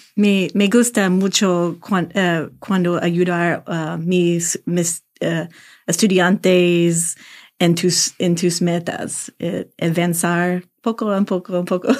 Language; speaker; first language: Spanish; non-native, learner; English